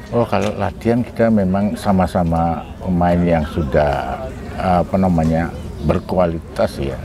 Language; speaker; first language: Indonesian; native; Indonesian